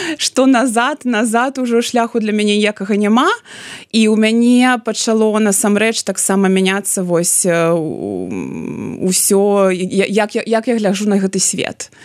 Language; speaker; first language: Belarusian; non-native, local second language; Russian